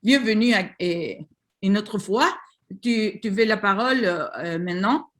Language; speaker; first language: French; non-native, learner; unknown